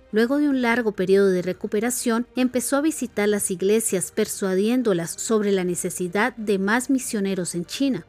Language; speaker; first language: Spanish; native; Spanish